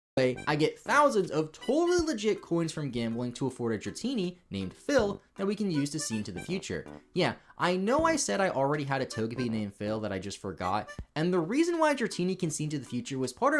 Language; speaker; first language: English; native; English